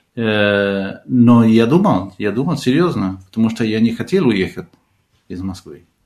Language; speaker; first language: Russian; non-native, fluent; Spanish